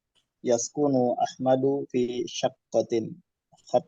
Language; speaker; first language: Arabic; non-native, learner; Indonesian